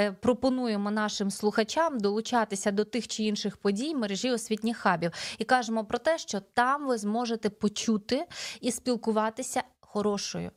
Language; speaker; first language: Ukrainian; native; Ukrainian